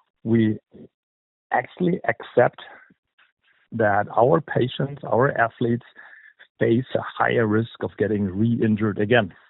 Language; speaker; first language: English; non-native, fluent; German